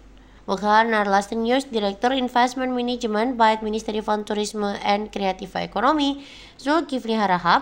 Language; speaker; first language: Dutch; non-native, fluent; Indonesian